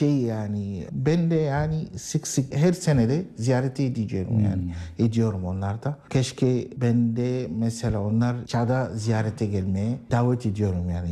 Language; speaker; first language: Turkish; non-native, learner; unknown